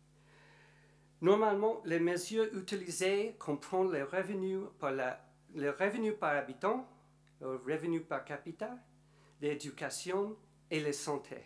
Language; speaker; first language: French; non-native, learner; English